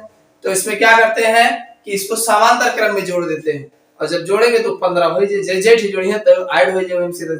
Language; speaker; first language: Hindi; native; Hindi